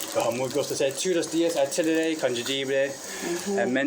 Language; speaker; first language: Spanish; non-native, learner; English